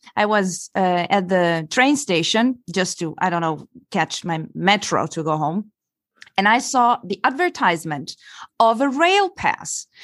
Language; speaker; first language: English; non-native, fluent; Italian